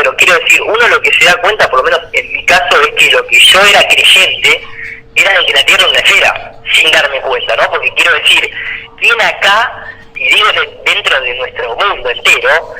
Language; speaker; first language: Spanish; native; Spanish